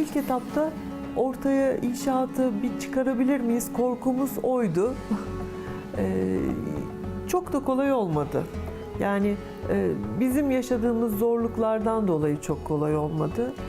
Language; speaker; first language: Turkish; native; Turkish